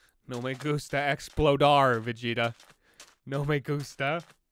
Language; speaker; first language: Spanish; non-native, learner; English